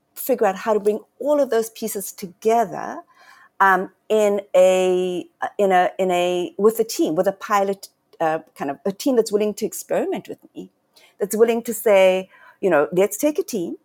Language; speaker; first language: English; native; English